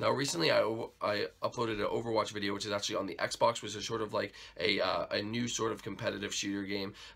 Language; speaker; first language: English; native; English